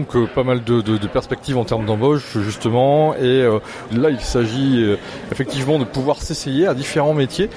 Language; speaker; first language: French; native; French